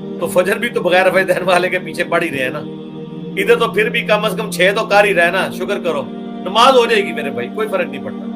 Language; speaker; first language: Urdu; non-native, local second language; Punjabi